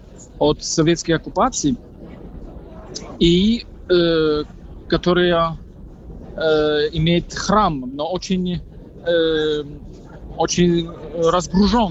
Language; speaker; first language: Russian; non-native, fluent; Polish